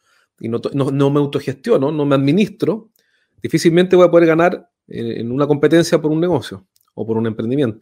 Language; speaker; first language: Spanish; native; Spanish